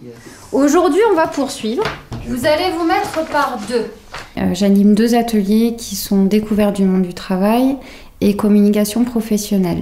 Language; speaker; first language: French; native; French